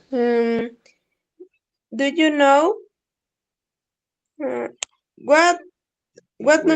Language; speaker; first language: English; non-native, learner; Spanish